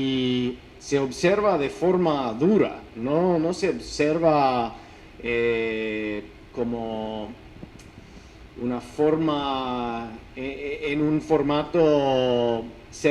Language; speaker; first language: Spanish; non-native, fluent; English